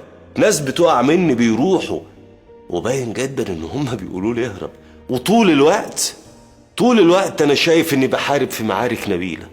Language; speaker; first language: Arabic; native; Arabic